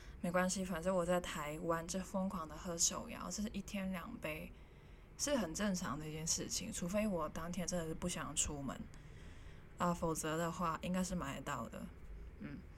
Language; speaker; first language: Chinese; non-native, local second language; Cantonese